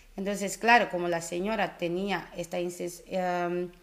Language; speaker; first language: Spanish; early bilingual, other home language; Dutch